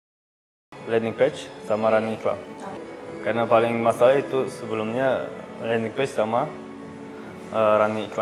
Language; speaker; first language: Indonesian; non-native, fluent; Russian